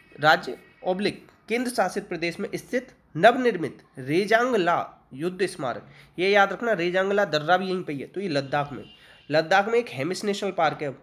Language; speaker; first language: Hindi; native; Hindi